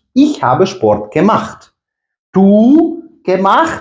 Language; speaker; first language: German; non-native, fluent; Ukrainian